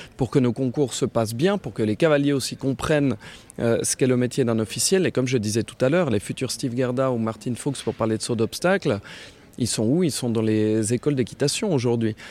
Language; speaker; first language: French; native; French